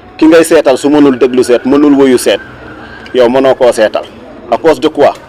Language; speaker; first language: Wolof; non-native, local second language; Serer